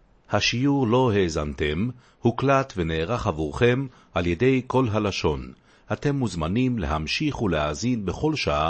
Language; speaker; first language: Hebrew; native; Hebrew